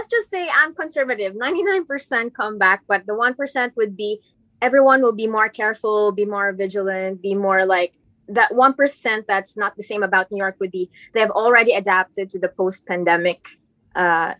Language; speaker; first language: English; non-native, local second language; Filipino